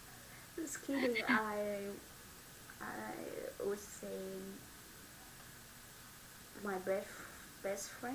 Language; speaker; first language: English; non-native, learner; Vietnamese